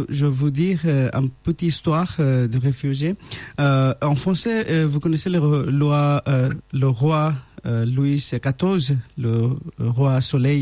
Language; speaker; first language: French; non-native, learner; Bangla